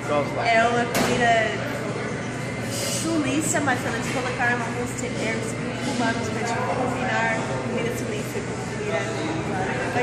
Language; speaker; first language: Portuguese; non-native, fluent; English